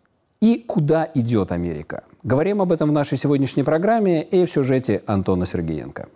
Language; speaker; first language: Russian; native; Russian